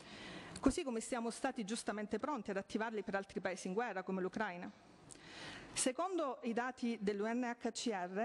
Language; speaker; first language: Italian; native; Italian